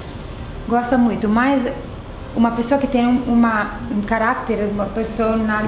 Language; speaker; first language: Portuguese; non-native, fluent; Italian